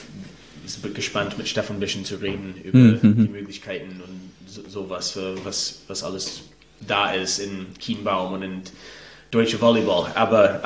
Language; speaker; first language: German; non-native, learner; English